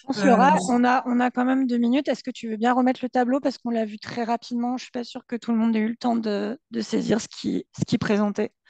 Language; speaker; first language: French; native; French